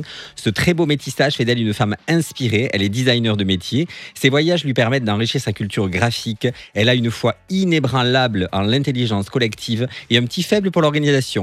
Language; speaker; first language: French; native; French